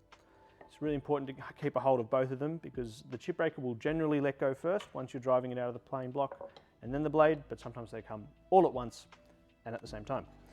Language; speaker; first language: English; native; English